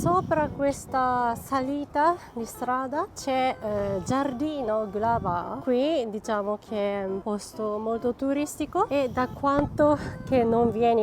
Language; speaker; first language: Italian; non-native, fluent; Japanese